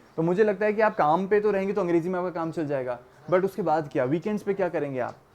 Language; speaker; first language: Hindi; native; Hindi